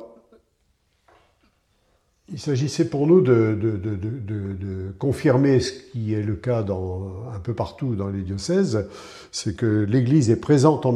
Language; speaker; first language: French; native; French